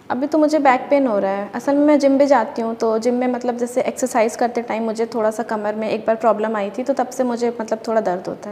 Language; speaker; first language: Hindi; native; Hindi